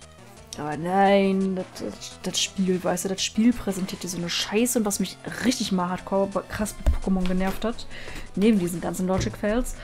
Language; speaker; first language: German; native; German